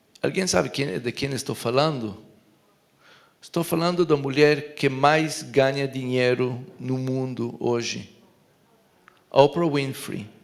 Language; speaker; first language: Portuguese; non-native, fluent; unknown